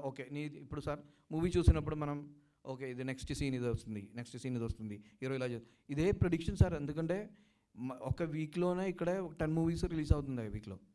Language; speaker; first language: Telugu; non-native, learner; Malayalam